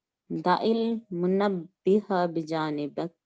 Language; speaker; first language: Arabic; non-native, learner; Urdu